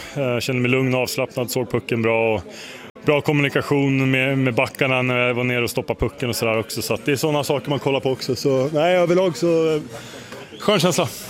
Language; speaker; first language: Swedish; native; Swedish